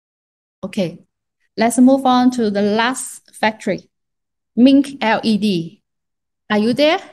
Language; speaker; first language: English; non-native, learner; Chinese